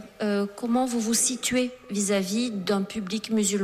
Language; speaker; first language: French; native; French